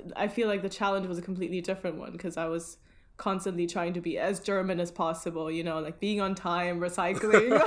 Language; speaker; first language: English; early bilingual, other home language; German